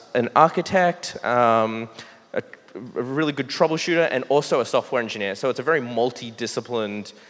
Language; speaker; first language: English; native; English